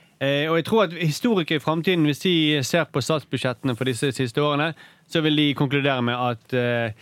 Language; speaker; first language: Norwegian; native; Norwegian